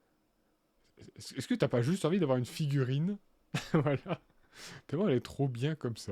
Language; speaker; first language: French; native; French